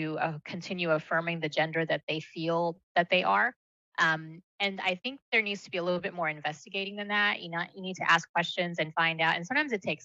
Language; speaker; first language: English; early bilingual, other home language; Malayalam